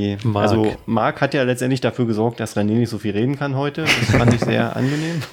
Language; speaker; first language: German; native; German